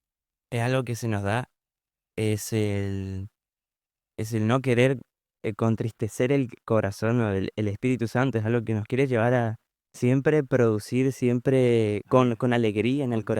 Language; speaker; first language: Spanish; native; Spanish